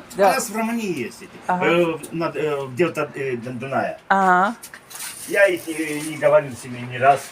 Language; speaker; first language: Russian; early bilingual, heritage; Russian